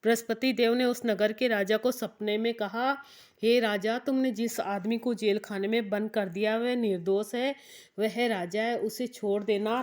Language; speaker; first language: Hindi; native; Hindi